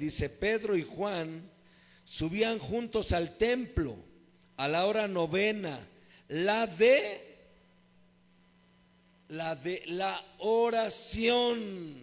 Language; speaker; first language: Spanish; native; Spanish